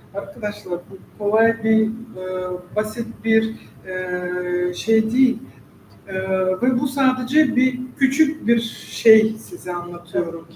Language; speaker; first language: Turkish; non-native, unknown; Russian